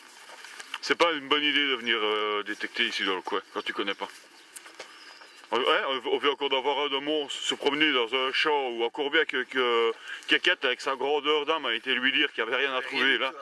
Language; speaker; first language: French; native; French